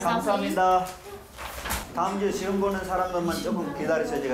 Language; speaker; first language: Korean; non-native, fluent; Sinhala